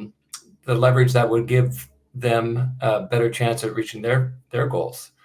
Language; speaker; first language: English; native; English